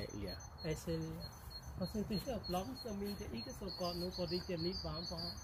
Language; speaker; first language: Danish; non-native, learner; Khmer